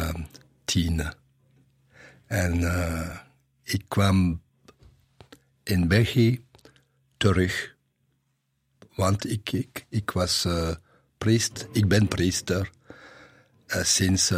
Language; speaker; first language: Dutch; non-native, learner; French